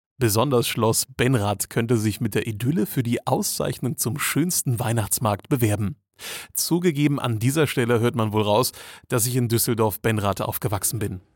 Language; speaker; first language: German; native; German